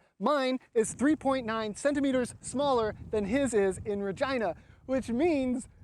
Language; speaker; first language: English; native; English